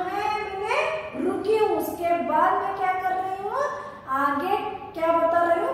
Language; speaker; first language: Hindi; non-native, local second language; Kannada